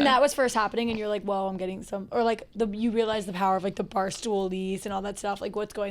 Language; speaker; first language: English; native; English